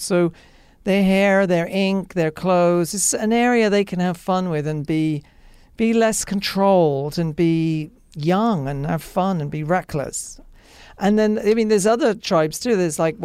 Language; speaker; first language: English; native; English